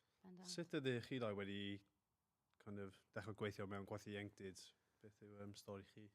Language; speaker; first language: Welsh; non-native, local second language; English